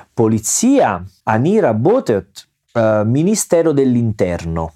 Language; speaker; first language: Russian; non-native, learner; Italian